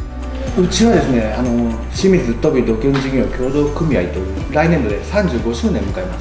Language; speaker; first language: Japanese; native; Japanese